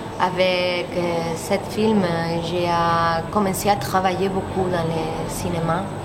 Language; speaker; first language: French; non-native, learner; Catalan